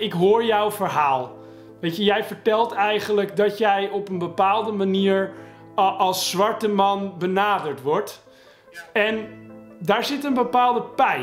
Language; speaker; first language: Dutch; native; Dutch